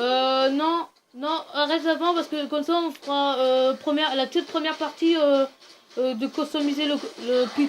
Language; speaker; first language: French; native; French